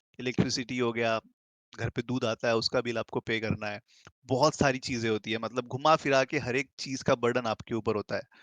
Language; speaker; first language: Hindi; native; Hindi